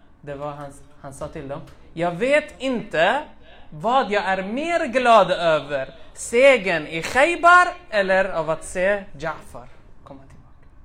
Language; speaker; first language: Swedish; early bilingual, other home language; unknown